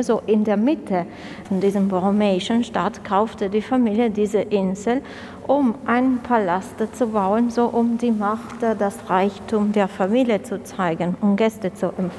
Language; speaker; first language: German; non-native, fluent; Italian